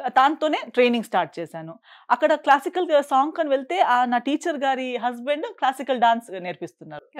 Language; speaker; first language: Telugu; non-native, fluent; Konkani